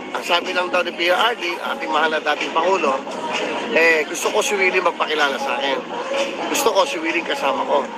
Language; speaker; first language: Filipino; native; Filipino